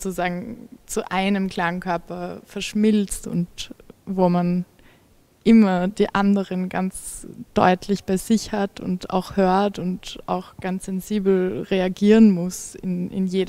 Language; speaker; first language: German; native; German